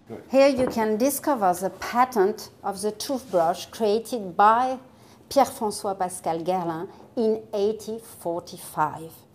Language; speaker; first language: English; non-native, fluent; French